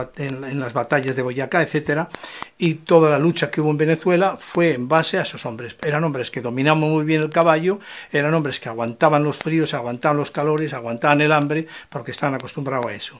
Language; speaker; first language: Spanish; native; Spanish